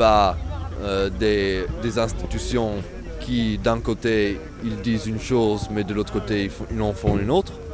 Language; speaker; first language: French; non-native, fluent; Italian